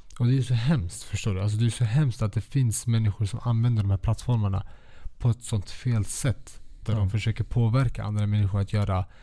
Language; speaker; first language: Swedish; early bilingual, other home language; Kurdish